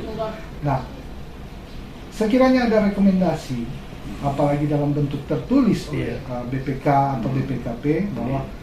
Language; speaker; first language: Indonesian; native; Indonesian